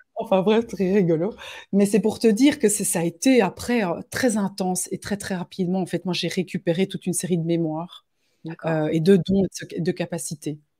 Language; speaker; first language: French; native; French